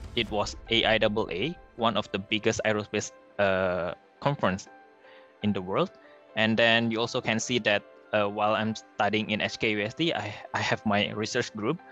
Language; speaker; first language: English; non-native, fluent; Indonesian